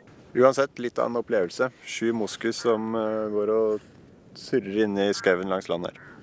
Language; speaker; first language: Norwegian; native; Norwegian